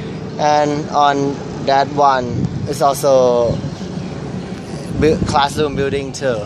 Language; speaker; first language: English; non-native, learner; Thai